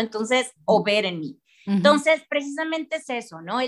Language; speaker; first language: Spanish; native; Spanish